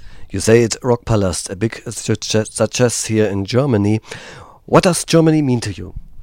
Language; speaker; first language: English; non-native, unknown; German